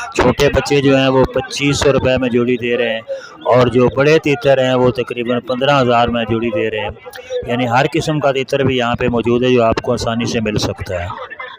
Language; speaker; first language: Urdu; non-native, local second language; Saraiki